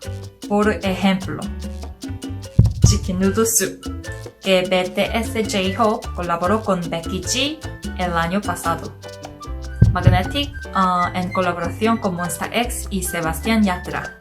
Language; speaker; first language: Spanish; non-native, learner; Korean